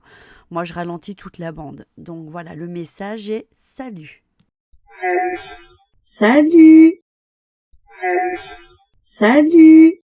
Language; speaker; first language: French; native; French